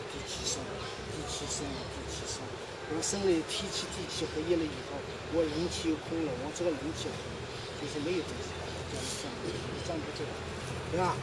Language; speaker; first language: Chinese; native; Chinese